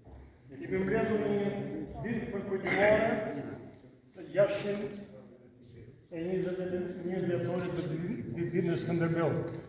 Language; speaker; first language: Albanian; native; Albanian